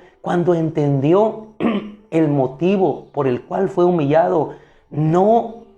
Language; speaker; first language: Spanish; native; Spanish